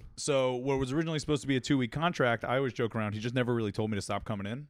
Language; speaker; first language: English; native; English